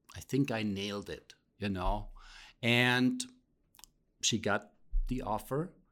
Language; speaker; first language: English; non-native, fluent; German